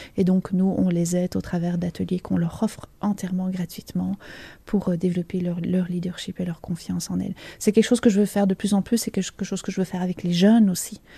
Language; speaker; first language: French; native; French